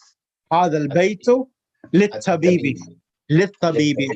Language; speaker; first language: Arabic; non-native, fluent; English